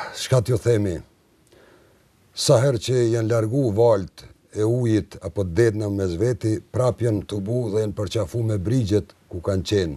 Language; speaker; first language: Albanian; native; Albanian